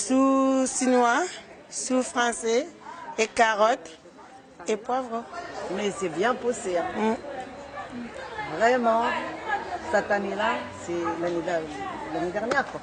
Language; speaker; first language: French; non-native, learner; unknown